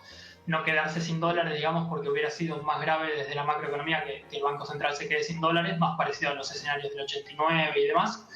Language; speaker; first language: Spanish; native; Spanish